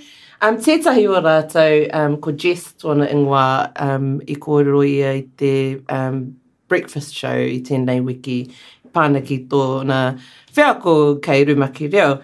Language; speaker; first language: Māori; non-native, learner; English